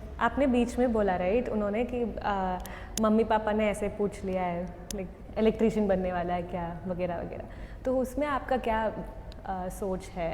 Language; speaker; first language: Hindi; non-native, local second language; Tamil